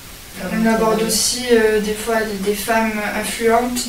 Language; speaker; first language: French; native; French